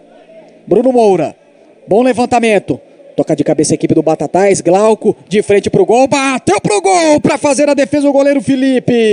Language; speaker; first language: Portuguese; native; Portuguese